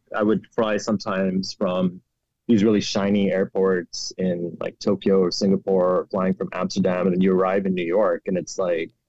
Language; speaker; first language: English; non-native, local second language; Urdu